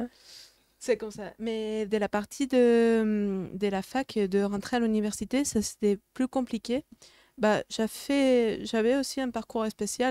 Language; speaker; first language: French; non-native, fluent; Spanish